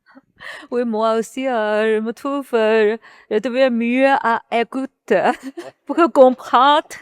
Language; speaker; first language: French; non-native, learner; Chinese